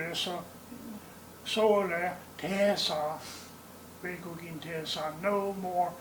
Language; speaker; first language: Korean; non-native, learner; English